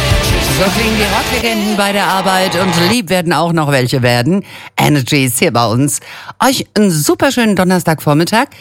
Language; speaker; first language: German; native; German